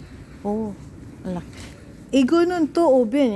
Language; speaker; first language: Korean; non-native, learner; Filipino